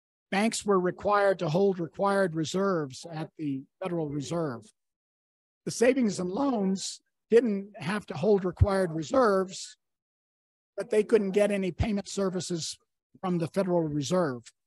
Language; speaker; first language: English; native; English